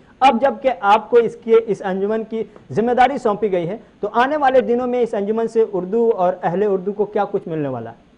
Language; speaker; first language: Urdu; native; Urdu